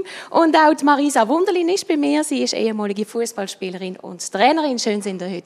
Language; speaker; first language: German; native; German